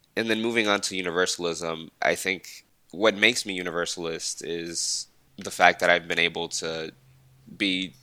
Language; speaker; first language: English; early bilingual, other home language; Spanish